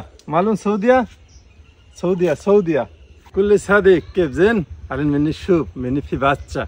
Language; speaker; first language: Arabic; non-native, learner; Bangla